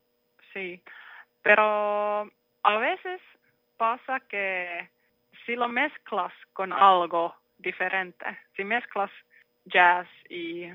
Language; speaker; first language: Spanish; non-native, learner; Finnish